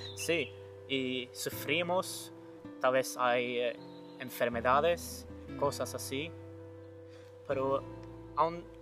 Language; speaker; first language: Spanish; non-native, fluent; Swedish